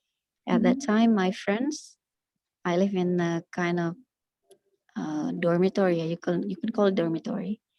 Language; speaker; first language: English; non-native, local second language; Indonesian